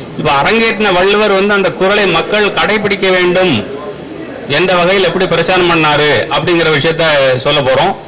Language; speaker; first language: Tamil; native; Tamil